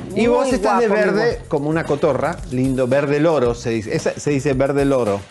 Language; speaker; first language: Spanish; native; Spanish